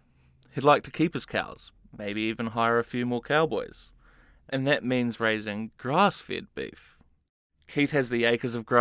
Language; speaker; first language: English; native; English